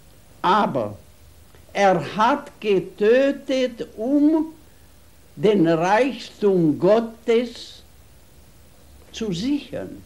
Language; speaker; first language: German; non-native, fluent; Hungarian